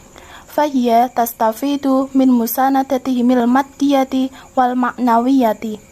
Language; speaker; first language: Arabic; non-native, learner; Indonesian